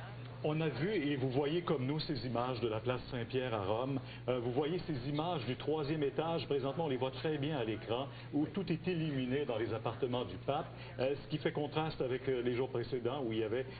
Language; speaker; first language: French; native; French